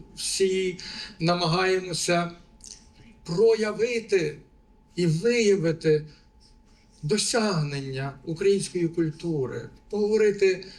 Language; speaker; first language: Ukrainian; native; Ukrainian